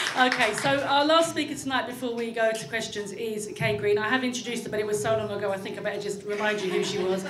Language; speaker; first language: English; native; English